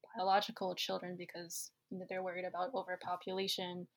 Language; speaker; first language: English; native; English